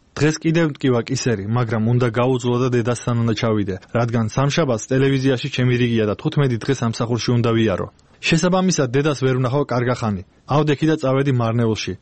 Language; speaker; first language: Georgian; non-native, local second language; Azerbaijani